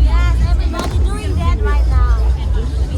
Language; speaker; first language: English; non-native, learner; Indonesian